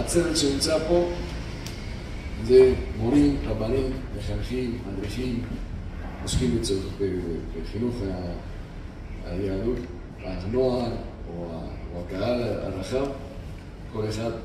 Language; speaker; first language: Hebrew; non-native, fluent; Spanish